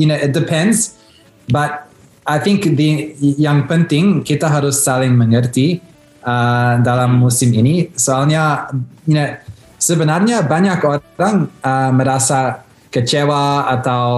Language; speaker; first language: Indonesian; early bilingual, heritage; Indonesian